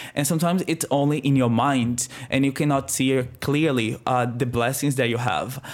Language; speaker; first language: English; non-native, fluent; Portuguese